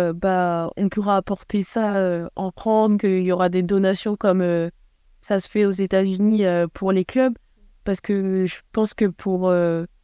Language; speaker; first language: French; native; French